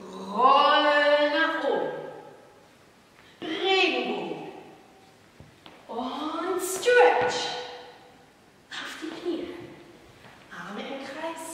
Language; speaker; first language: German; non-native, fluent; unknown